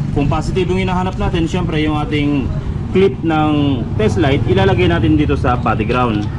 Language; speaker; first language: Filipino; non-native, local second language; Pangasinan